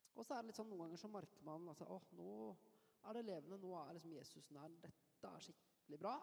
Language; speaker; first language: Norwegian; native; Norwegian